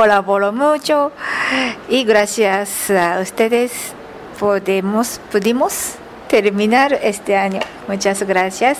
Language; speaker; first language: Spanish; non-native, learner; Japanese